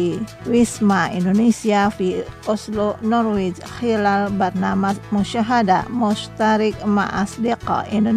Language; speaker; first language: Arabic; non-native, fluent; Indonesian